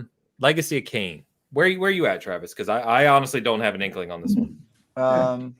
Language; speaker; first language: English; native; English